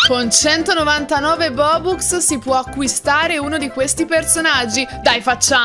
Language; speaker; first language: Italian; native; Italian